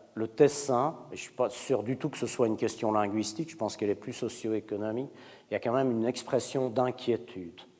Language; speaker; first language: French; native; French